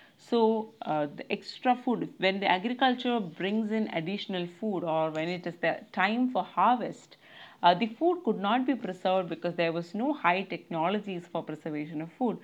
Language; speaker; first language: English; non-native, local second language; Malayalam